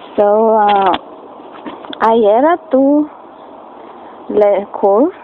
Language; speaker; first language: French; non-native, learner; English